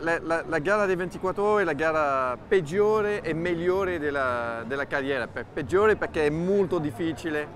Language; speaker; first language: Italian; non-native, fluent; French